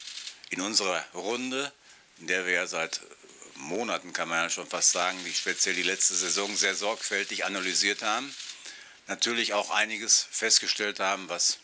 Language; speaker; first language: German; native; German